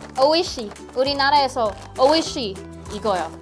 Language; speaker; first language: Korean; non-native, learner; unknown